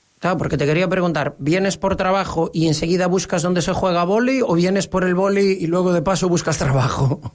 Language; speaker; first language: Spanish; native; Spanish